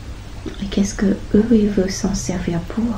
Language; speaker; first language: French; non-native, fluent; English